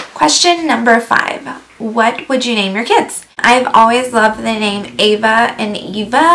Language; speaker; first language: English; native; English